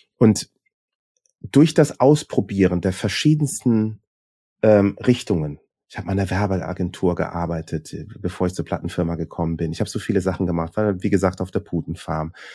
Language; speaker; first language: German; early bilingual, other home language; Swahili